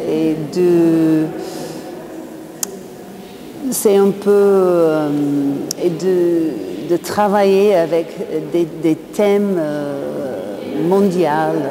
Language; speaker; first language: French; non-native, fluent; English